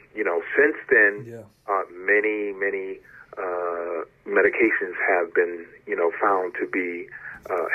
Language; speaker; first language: English; native; English